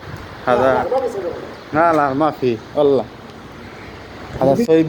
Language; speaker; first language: Arabic; non-native, learner; Bangla